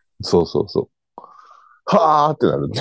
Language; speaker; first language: Japanese; native; Japanese